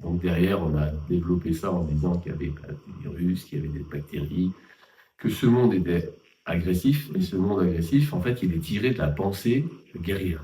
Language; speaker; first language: French; native; French